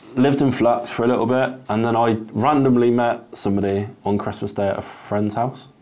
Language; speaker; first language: English; native; English